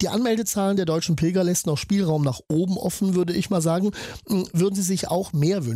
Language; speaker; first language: German; native; German